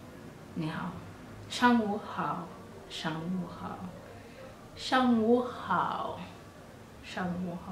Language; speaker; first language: Chinese; non-native, fluent; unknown